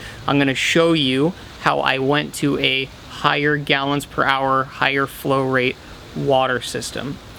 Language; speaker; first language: English; native; English